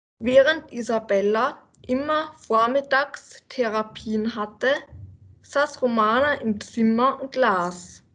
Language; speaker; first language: German; native; German